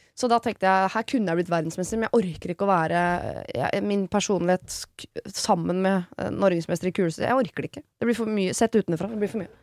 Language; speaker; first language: Norwegian; native; Norwegian